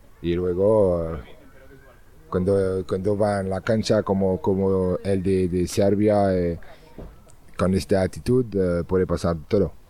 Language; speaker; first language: Spanish; non-native, learner; French